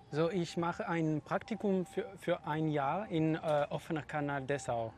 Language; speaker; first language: German; non-native, learner; French